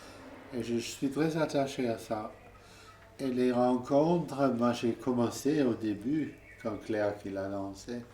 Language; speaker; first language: French; non-native, fluent; German